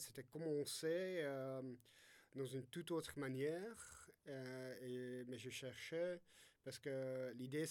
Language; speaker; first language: French; non-native, fluent; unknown